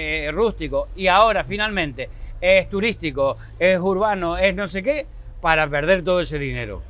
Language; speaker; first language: Spanish; native; Spanish